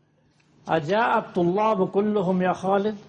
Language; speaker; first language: Arabic; non-native, fluent; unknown